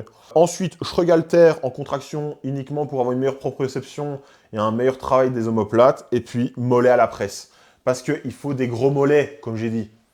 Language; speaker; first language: French; native; French